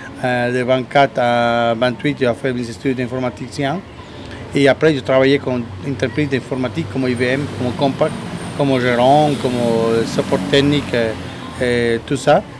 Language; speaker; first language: French; non-native, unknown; Spanish